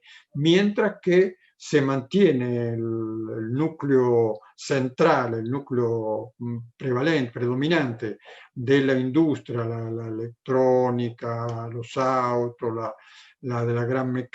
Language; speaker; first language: Spanish; non-native, fluent; Italian